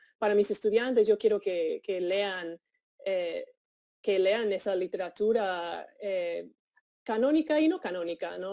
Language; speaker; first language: Spanish; non-native, fluent; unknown